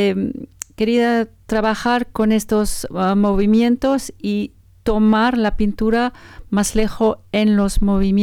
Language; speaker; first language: Spanish; non-native, learner; French